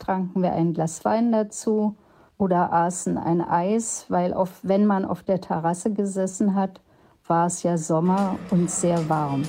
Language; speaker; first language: German; native; German